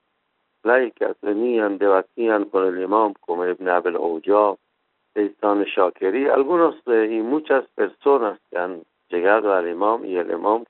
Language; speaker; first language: Spanish; non-native, fluent; Persian